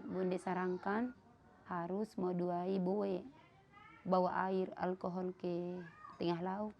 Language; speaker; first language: Indonesian; non-native, local second language; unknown